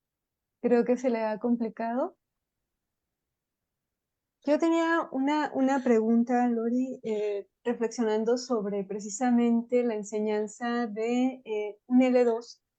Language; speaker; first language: Spanish; native; Spanish